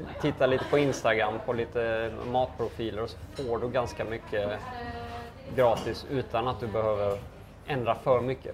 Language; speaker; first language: Swedish; native; Swedish